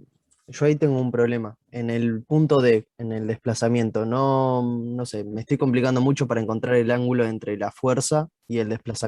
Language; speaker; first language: Spanish; native; Spanish